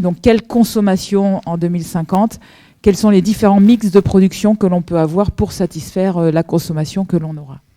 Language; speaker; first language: French; native; French